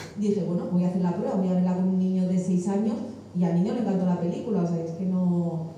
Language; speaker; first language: Spanish; native; Spanish